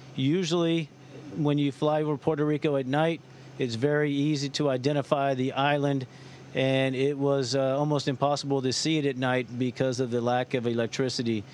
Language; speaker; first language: English; early bilingual, other home language; Spanish